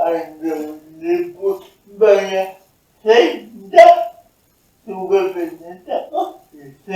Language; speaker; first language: Basque; non-native, learner; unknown